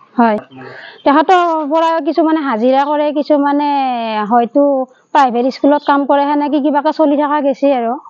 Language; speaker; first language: Assamese; native; Assamese